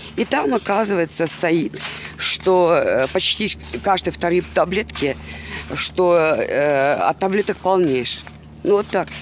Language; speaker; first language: Russian; native; Russian